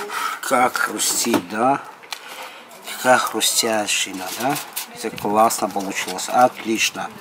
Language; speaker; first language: Russian; non-native, local second language; Armenian